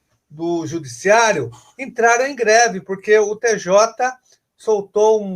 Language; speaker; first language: Portuguese; native; Portuguese